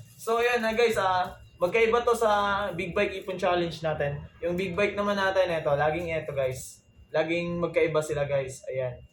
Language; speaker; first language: Filipino; non-native, local second language; Cebuano